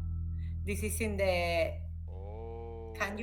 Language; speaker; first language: English; non-native, learner; Spanish